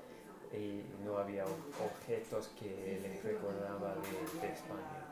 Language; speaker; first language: Spanish; non-native, fluent; English